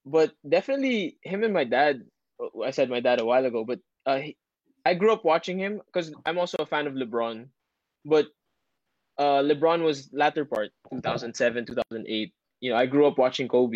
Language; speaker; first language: English; native; English